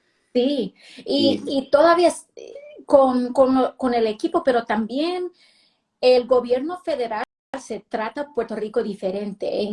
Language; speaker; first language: Spanish; early bilingual, heritage; Spanish